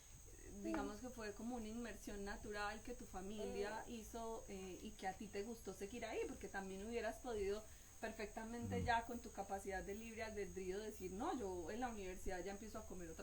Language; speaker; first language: Spanish; native; Spanish